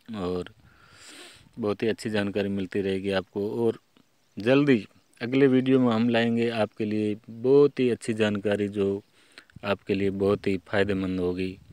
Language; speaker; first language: Hindi; native; Hindi